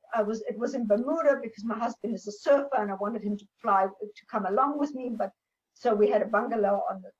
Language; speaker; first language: English; non-native, local second language; German